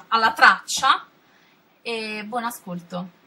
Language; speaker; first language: Italian; native; Italian